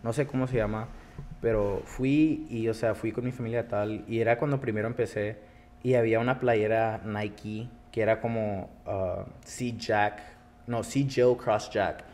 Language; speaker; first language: Spanish; early bilingual, heritage; Spanish